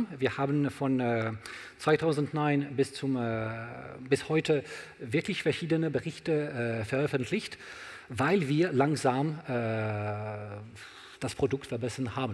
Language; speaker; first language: German; non-native, learner; French